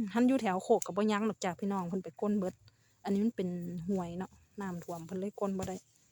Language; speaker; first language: Thai; native; Thai